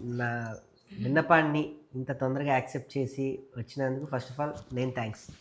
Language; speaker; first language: Telugu; native; Telugu